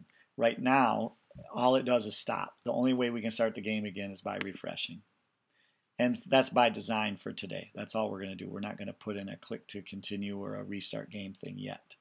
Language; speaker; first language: English; native; English